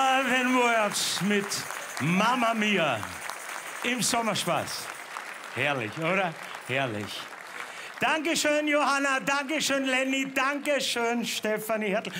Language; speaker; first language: German; native; German